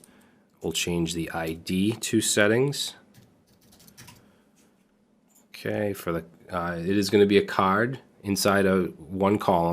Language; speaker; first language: English; native; English